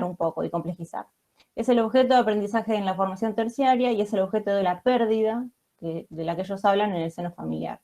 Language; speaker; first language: Spanish; native; Spanish